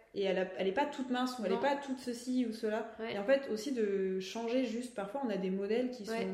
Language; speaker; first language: French; native; French